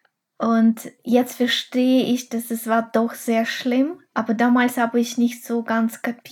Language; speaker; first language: German; non-native, fluent; Russian